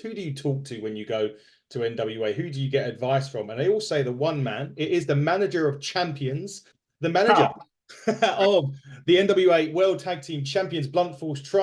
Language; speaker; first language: English; native; English